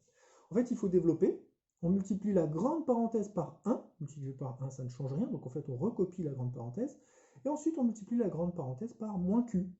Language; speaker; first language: French; native; French